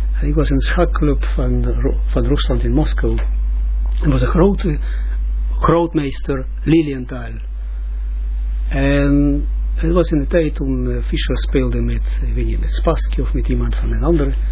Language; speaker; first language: Dutch; non-native, fluent; Russian